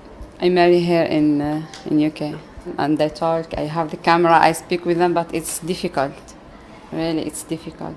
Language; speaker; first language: English; non-native, learner; Arabic